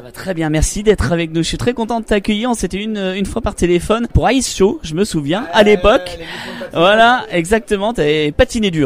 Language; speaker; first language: French; native; French